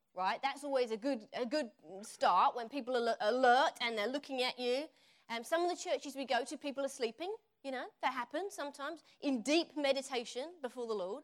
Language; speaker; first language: English; native; English